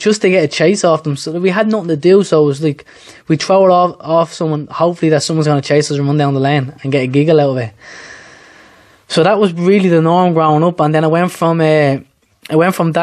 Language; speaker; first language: English; native; English